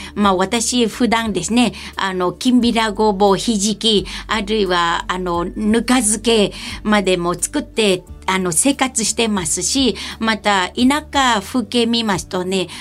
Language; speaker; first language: Japanese; non-native, fluent; Vietnamese